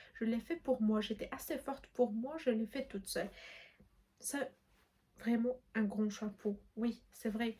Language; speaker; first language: French; non-native, local second language; Arabic